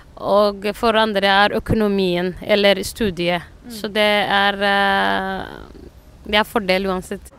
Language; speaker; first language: Norwegian; non-native, learner; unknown